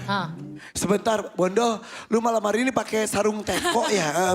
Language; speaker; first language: Indonesian; native; Indonesian